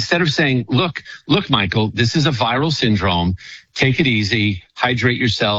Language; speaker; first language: English; native; English